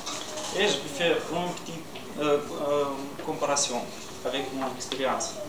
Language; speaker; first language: French; non-native, learner; Romanian